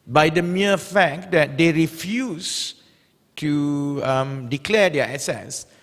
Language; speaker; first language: English; non-native, local second language; Malay